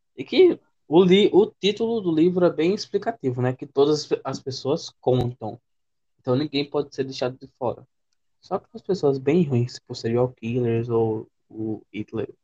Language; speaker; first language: Portuguese; native; Portuguese